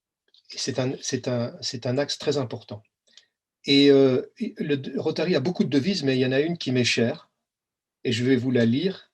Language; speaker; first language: French; native; French